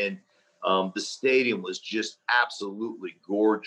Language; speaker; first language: English; native; English